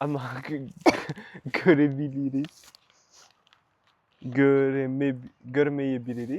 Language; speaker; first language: Turkish; non-native, learner; French